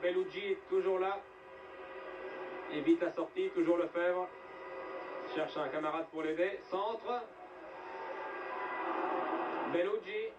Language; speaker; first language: French; native; French